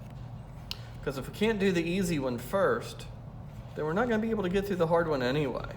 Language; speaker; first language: English; native; English